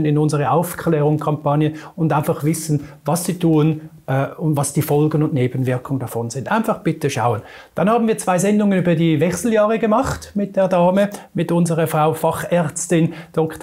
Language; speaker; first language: German; native; German